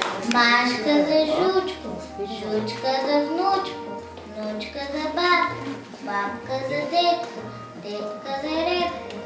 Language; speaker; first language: Russian; non-native, learner; Bulgarian